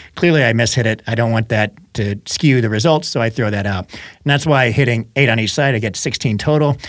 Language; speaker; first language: English; native; English